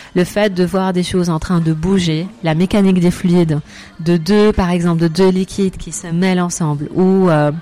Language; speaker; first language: French; non-native, fluent; Arabic